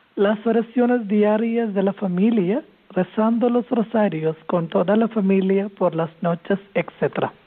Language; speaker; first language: Spanish; non-native, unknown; Malayalam